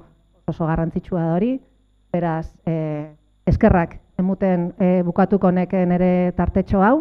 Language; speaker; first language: Basque; native; Basque